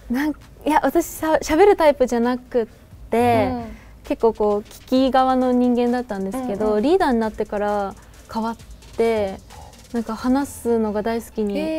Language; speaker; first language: Japanese; native; Japanese